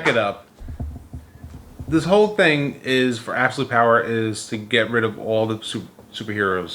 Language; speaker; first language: English; native; English